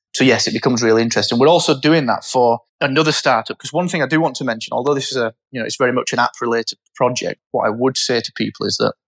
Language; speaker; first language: English; native; English